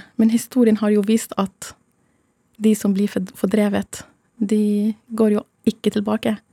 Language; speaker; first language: Norwegian; non-native, fluent; Arabic